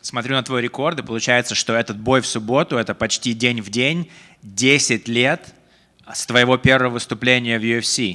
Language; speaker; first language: Russian; native; Russian